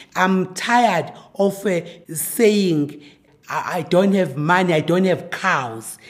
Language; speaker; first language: English; non-native, local second language; Zulu